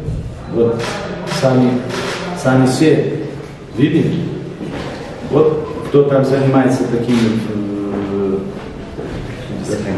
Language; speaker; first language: Russian; non-native, fluent; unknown